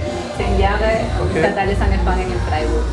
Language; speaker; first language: German; non-native, learner; Spanish